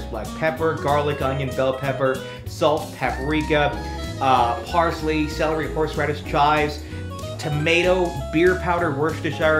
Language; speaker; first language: English; native; English